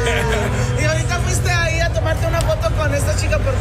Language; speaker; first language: Spanish; early bilingual, heritage; Spanish